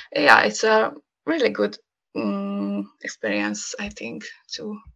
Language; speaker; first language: English; non-native, learner; Hungarian